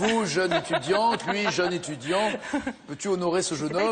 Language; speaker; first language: French; native; French